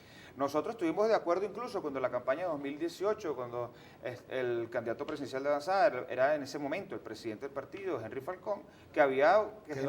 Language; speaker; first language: Spanish; native; Spanish